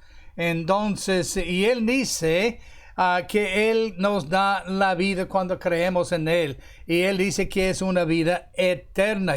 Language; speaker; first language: Spanish; non-native, fluent; English